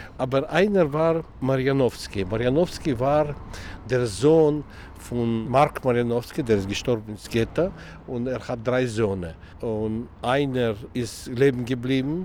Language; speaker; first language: German; non-native, learner; Russian